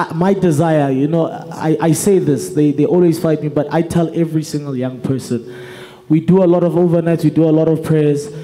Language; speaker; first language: English; non-native, local second language; Zulu